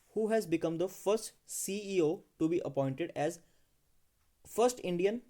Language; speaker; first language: English; non-native, local second language; Punjabi